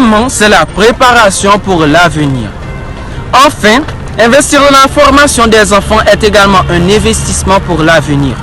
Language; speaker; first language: French; non-native, local second language; Haitian Creole